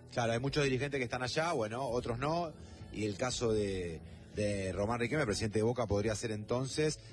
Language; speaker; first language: Spanish; native; Spanish